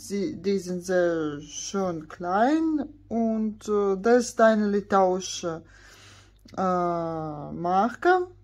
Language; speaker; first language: German; non-native, fluent; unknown